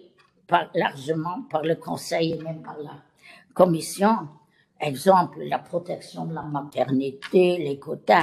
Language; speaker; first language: French; non-native, local second language; Luxembourgish